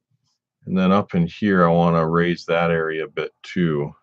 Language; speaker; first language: English; native; English